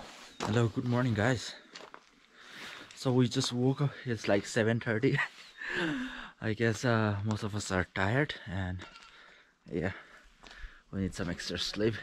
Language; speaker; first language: English; non-native, fluent; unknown